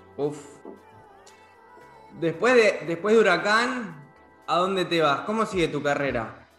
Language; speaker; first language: Spanish; native; Spanish